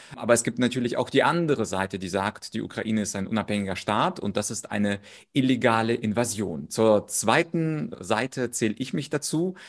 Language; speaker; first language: German; early bilingual, other home language; Russian